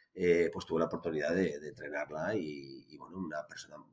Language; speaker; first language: Spanish; native; Spanish